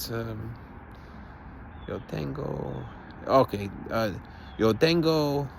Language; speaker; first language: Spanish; non-native, learner; English